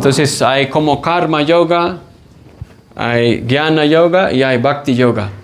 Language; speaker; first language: Spanish; non-native, fluent; English